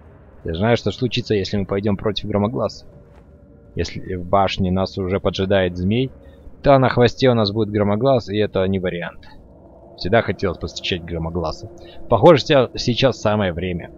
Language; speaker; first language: Russian; native; Russian